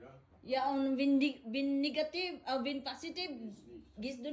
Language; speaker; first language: German; non-native, learner; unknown